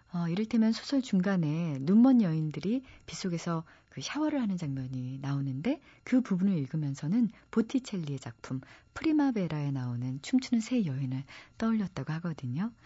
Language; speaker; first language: Korean; native; Korean